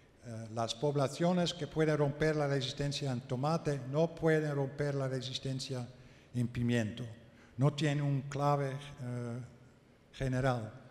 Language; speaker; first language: Spanish; non-native, learner; Dutch